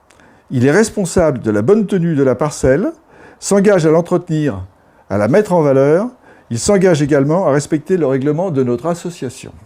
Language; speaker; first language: French; native; French